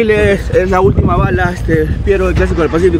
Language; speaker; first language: Spanish; native; Spanish